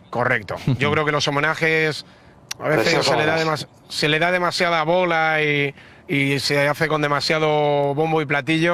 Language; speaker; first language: Spanish; native; Spanish